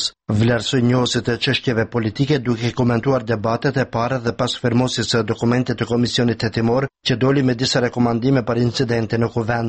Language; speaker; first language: Albanian; native; Albanian